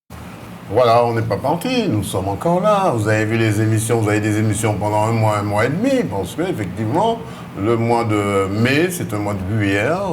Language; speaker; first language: French; native; French